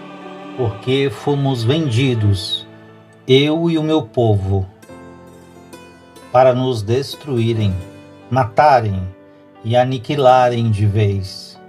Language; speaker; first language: Portuguese; native; Portuguese